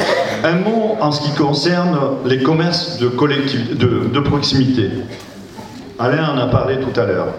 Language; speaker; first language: French; native; French